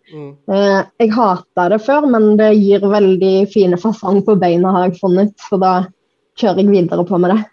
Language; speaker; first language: Norwegian; native; Norwegian